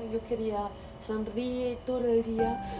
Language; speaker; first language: Spanish; non-native, learner; German